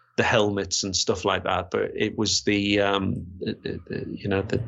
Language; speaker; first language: English; native; English